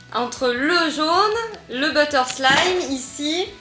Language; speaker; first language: French; native; French